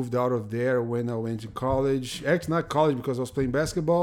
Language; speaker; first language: English; non-native, fluent; Portuguese